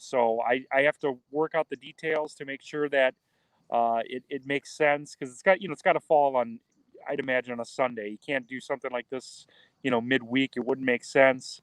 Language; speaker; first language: English; native; English